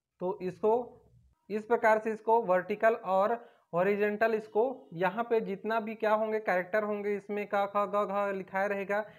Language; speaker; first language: Hindi; native; Hindi